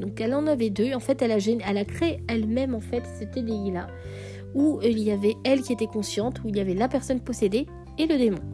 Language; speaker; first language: French; native; French